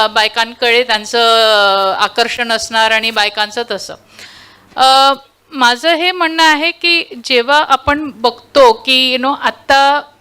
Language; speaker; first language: Marathi; non-native, local second language; Tulu